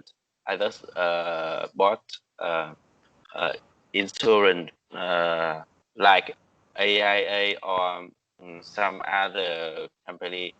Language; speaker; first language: English; non-native, learner; Vietnamese